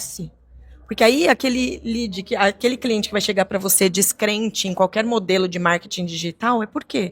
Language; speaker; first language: Portuguese; native; Portuguese